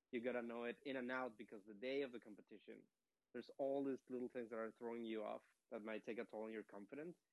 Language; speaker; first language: English; non-native, fluent; Spanish